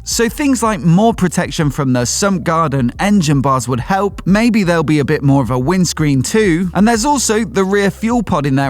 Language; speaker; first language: English; native; English